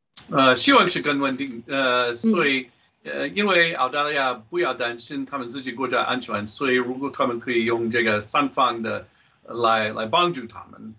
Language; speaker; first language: Chinese; non-native, fluent; English